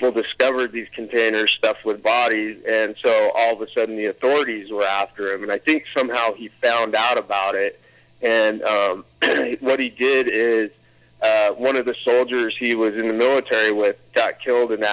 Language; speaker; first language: English; native; English